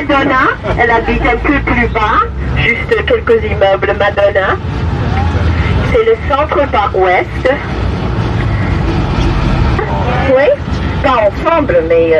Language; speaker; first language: French; non-native, fluent; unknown